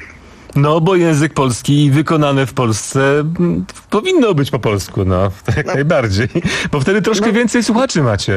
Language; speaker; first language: Polish; native; Polish